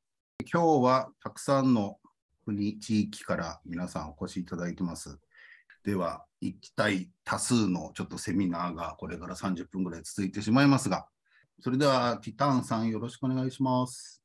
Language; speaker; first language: Japanese; native; Japanese